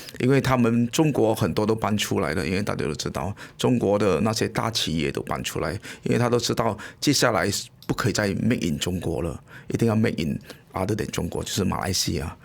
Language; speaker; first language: Chinese; native; Chinese